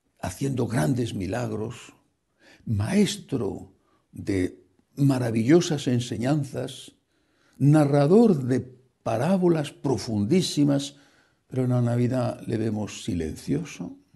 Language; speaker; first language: Spanish; native; Spanish